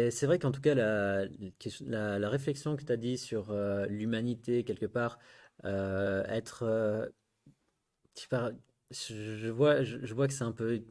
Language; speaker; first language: French; native; French